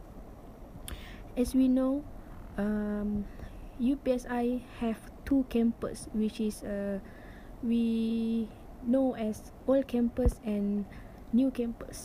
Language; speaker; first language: English; non-native, local second language; Malay